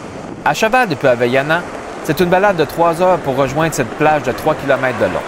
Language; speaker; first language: French; native; French